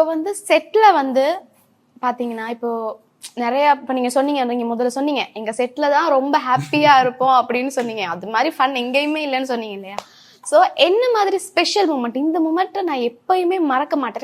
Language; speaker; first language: Tamil; native; Tamil